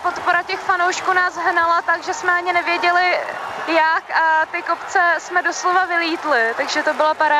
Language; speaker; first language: Czech; native; Czech